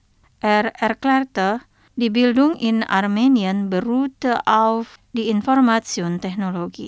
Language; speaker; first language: German; non-native, fluent; Indonesian